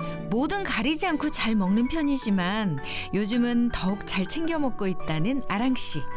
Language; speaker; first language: Korean; native; Korean